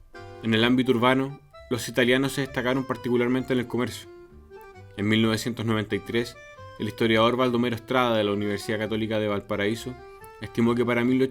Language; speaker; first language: Spanish; native; Spanish